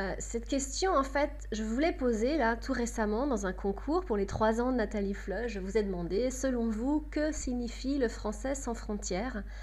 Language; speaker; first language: French; native; French